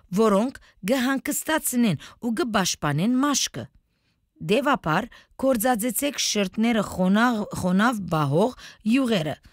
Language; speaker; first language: Armenian; early bilingual, heritage; Armenian